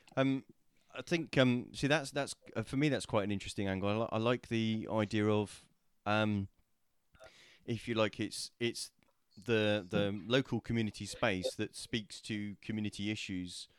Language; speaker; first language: English; native; English